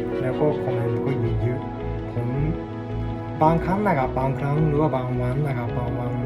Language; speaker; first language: Thai; non-native, learner; Japanese